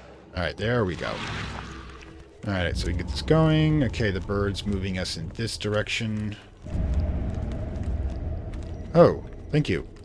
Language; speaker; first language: English; native; English